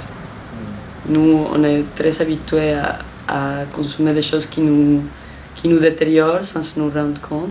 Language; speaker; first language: French; non-native, fluent; Spanish